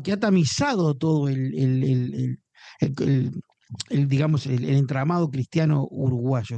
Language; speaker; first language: Spanish; native; Spanish